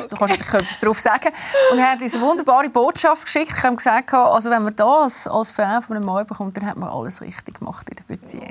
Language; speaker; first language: German; native; German